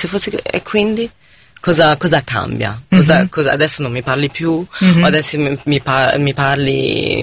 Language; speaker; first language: Italian; non-native, fluent; Arabic